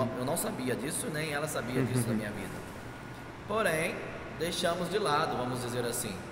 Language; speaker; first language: Portuguese; native; Portuguese